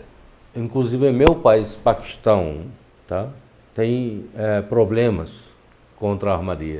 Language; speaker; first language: Portuguese; non-native, fluent; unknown